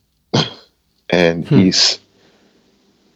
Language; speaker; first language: English; native; English